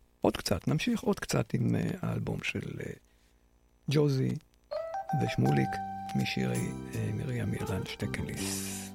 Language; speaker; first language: Hebrew; native; Hebrew